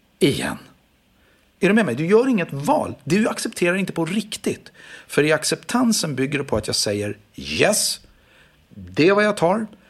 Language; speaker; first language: Swedish; native; Swedish